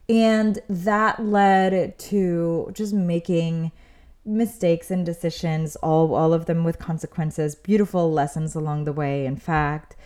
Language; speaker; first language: English; early bilingual, other home language; Spanish